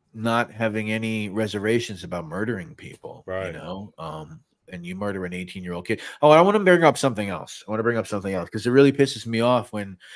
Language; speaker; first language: English; native; English